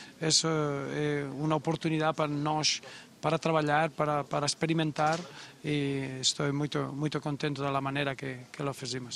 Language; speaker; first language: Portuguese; non-native, learner; Spanish